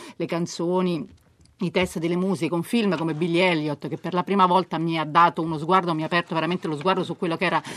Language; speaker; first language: Italian; non-native, fluent; English